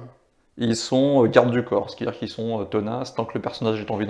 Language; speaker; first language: French; native; French